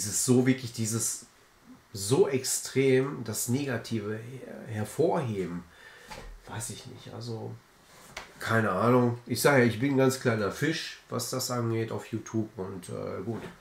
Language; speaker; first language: German; native; German